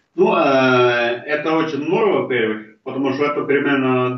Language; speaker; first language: Russian; non-native, fluent; Norwegian